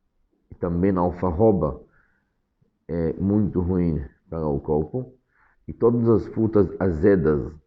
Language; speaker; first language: Portuguese; non-native, fluent; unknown